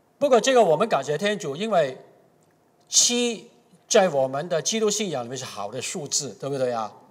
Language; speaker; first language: Chinese; non-native, local second language; Cantonese